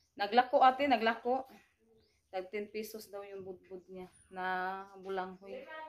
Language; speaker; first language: Filipino; non-native, local second language; Cebuano